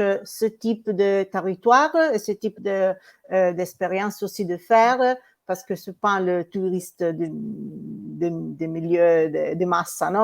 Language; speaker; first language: French; non-native, fluent; Italian